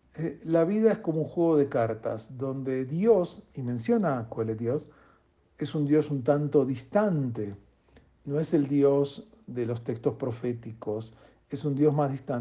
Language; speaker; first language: Spanish; native; Spanish